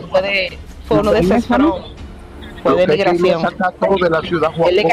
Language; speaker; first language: Spanish; native; Spanish